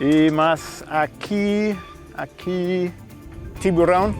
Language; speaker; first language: Spanish; non-native, fluent; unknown